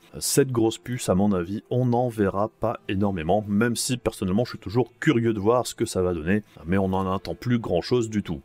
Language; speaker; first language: French; native; French